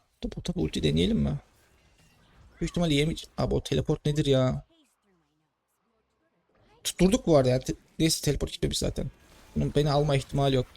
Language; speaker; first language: Turkish; native; Turkish